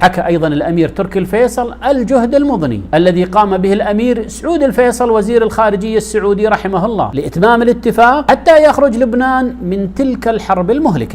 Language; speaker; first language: Arabic; native; Arabic